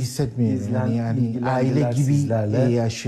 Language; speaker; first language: Turkish; non-native, learner; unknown